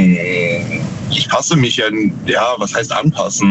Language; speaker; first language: German; native; German